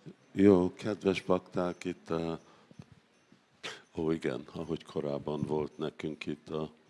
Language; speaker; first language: Hungarian; non-native, learner; English